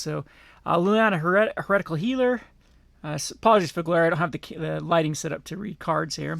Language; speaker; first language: English; native; English